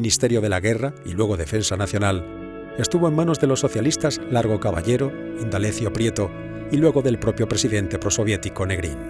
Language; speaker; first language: Spanish; native; Spanish